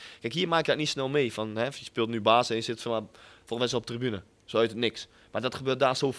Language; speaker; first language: Dutch; native; Dutch